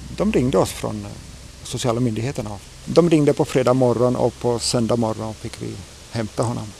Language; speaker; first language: Swedish; native; Swedish